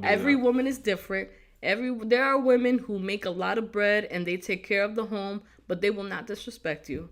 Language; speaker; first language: English; native; English